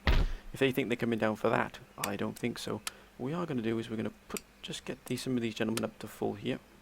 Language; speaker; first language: English; native; English